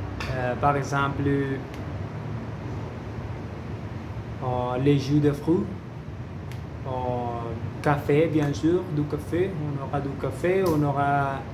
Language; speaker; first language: French; non-native, learner; Spanish